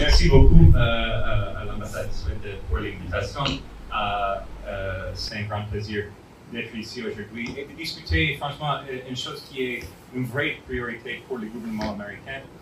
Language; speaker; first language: French; non-native, fluent; English